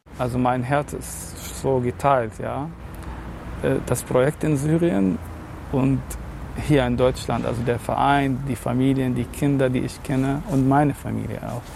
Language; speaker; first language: German; non-native, fluent; Arabic